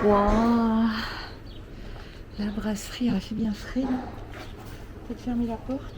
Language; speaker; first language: French; native; French